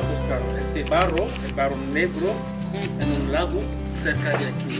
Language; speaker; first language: Spanish; non-native, fluent; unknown